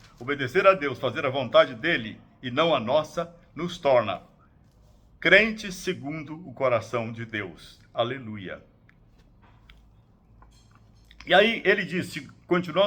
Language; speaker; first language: Portuguese; native; Portuguese